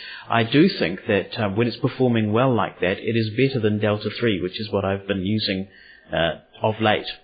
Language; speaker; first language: English; native; English